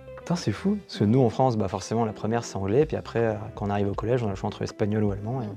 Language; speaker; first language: French; native; French